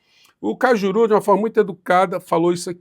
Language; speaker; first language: Portuguese; native; Portuguese